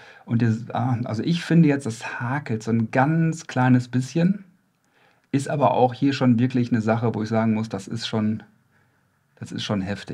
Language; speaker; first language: German; native; German